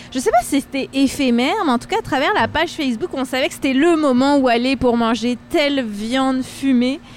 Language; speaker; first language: French; native; French